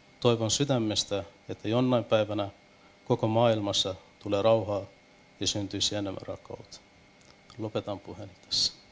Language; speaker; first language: Finnish; non-native, fluent; Persian